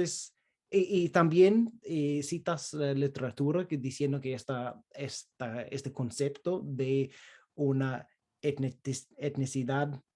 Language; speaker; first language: Spanish; non-native, fluent; English